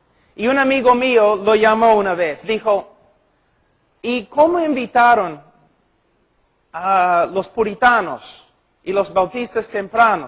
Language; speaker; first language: Spanish; non-native, fluent; English